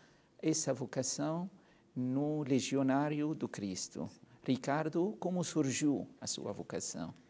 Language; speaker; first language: Portuguese; non-native, fluent; Arabic